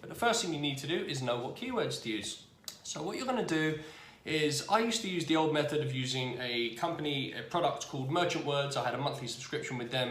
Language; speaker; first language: English; native; English